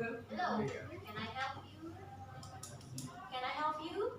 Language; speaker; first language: English; non-native, learner; Indonesian